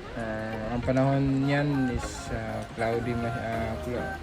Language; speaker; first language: Filipino; native; Filipino